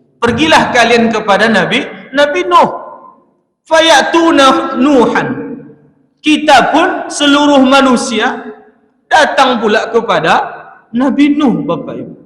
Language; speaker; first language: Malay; native; Malay